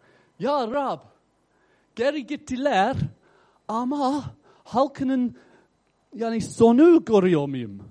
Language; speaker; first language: Turkish; non-native, fluent; English